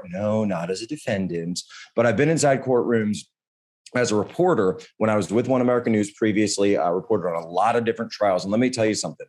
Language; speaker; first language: English; native; English